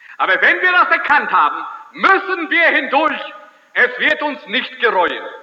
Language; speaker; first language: German; early bilingual, heritage; German